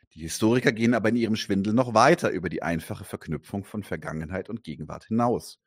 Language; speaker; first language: German; native; German